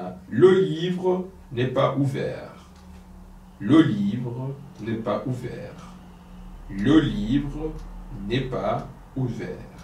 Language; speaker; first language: French; non-native, fluent; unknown